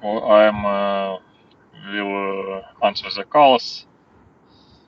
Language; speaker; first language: English; non-native, learner; Russian